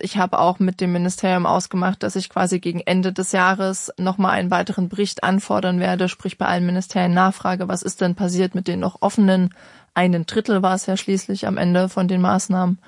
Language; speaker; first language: German; native; German